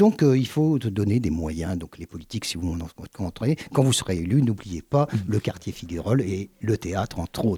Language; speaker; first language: French; native; French